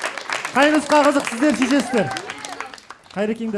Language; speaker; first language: Kazakh; native; Kazakh